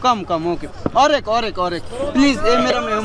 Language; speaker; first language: Hindi; non-native, learner; Bangla